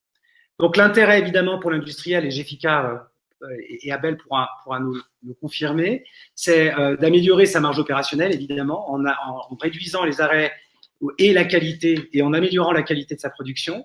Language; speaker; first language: French; native; French